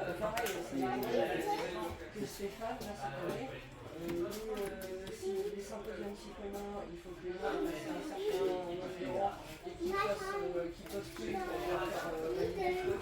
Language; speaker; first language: French; native; French